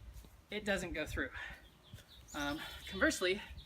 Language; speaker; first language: English; native; English